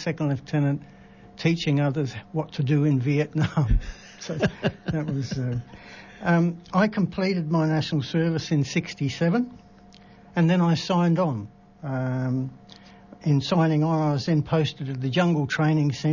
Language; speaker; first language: English; native; English